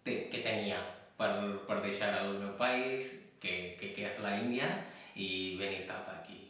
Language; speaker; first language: Catalan; non-native, fluent; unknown